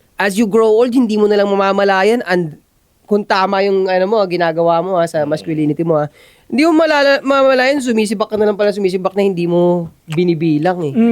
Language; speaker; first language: Filipino; native; Filipino